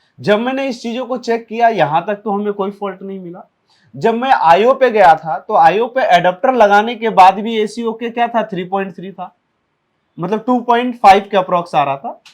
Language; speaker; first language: Hindi; native; Hindi